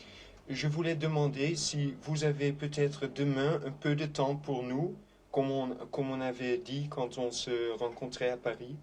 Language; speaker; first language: French; non-native, fluent; Dutch